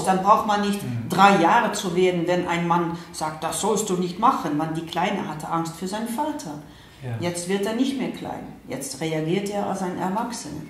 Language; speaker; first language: German; non-native, fluent; Dutch